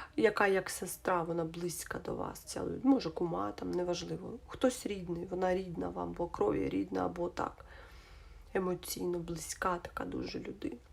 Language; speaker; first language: Ukrainian; non-native, local second language; Russian